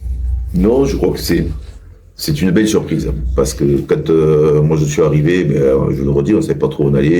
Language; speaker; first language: French; native; French